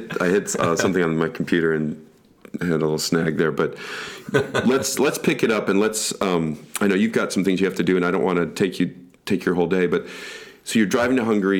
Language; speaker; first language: English; native; English